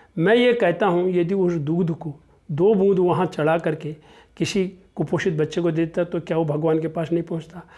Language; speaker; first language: Hindi; non-native, local second language; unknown